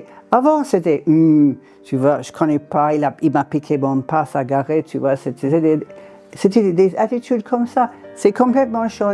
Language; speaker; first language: French; non-native, fluent; English